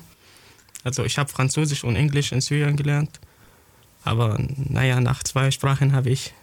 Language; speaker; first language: German; non-native, fluent; Arabic